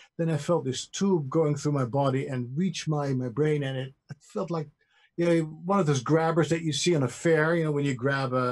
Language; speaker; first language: English; non-native, fluent; Dutch